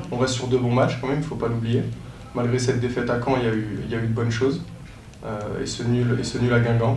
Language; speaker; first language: French; native; French